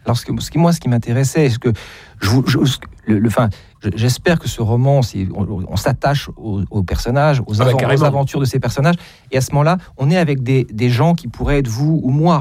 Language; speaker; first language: French; native; French